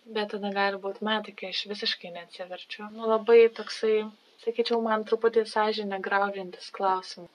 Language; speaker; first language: Lithuanian; native; Lithuanian